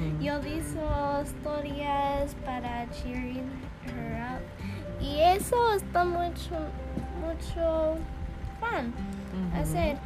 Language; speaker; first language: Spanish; early bilingual, heritage; English